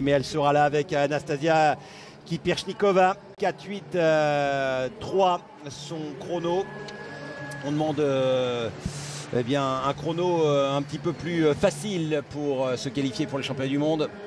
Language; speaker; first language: French; native; French